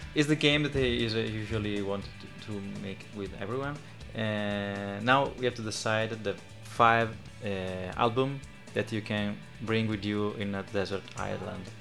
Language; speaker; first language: English; non-native, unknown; Italian